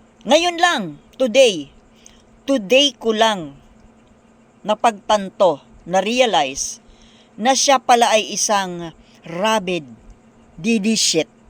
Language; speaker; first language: Filipino; non-native, local second language; Bikol